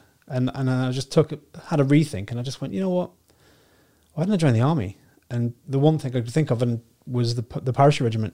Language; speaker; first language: English; native; English